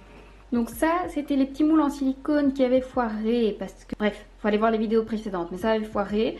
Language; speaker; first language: French; native; French